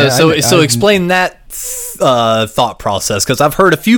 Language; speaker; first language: English; native; English